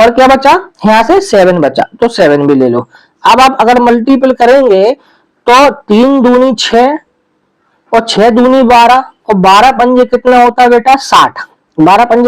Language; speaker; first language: Hindi; native; Hindi